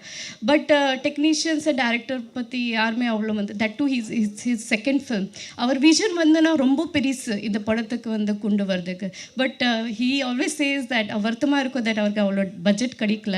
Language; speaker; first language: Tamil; non-native, learner; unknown